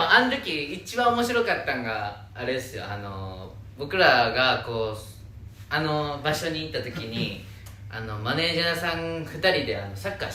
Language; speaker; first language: Japanese; native; Japanese